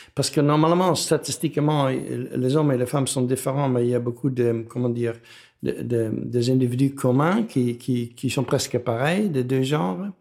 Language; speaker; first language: French; non-native, fluent; Dutch